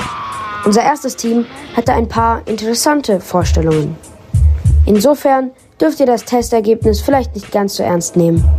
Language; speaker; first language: German; native; German